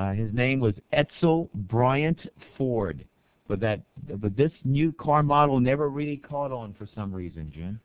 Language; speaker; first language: English; native; English